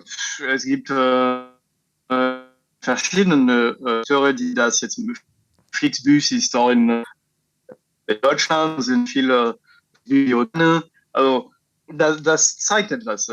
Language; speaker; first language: German; non-native, fluent; French